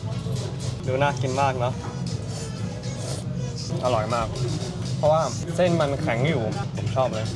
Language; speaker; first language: Thai; non-native, fluent; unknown